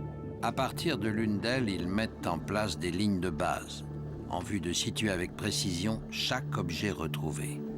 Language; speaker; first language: French; native; French